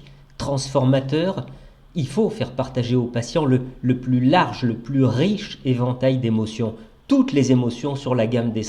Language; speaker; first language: French; native; French